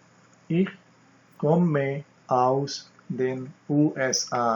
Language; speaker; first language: German; non-native, fluent; Urdu